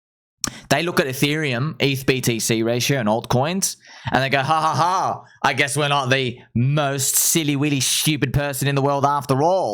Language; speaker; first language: English; native; English